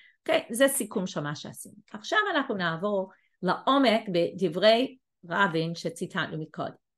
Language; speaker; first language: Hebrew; non-native, fluent; English